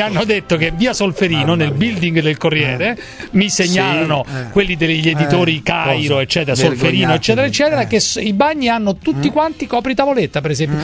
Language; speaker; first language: Italian; native; Italian